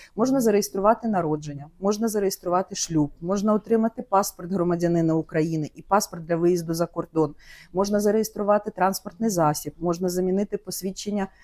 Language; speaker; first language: Ukrainian; native; Ukrainian